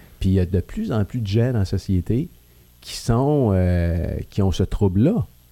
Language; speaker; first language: French; native; French